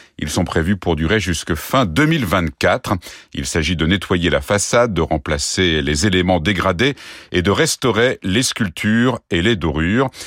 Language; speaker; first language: French; native; French